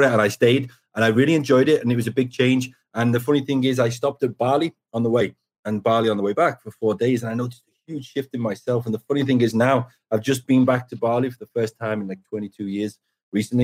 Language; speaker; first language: English; native; English